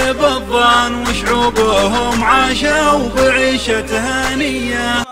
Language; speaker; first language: Arabic; native; Arabic